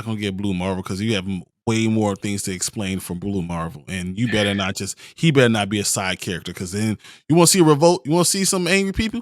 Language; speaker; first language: English; native; English